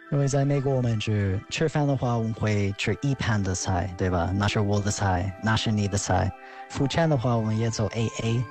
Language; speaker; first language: Chinese; non-native, fluent; English